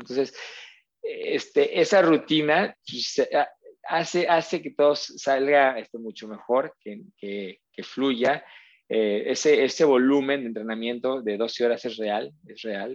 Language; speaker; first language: Spanish; native; Spanish